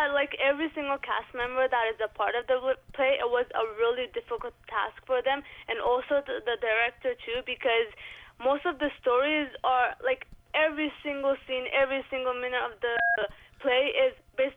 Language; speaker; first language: English; early bilingual, other home language; Rohingya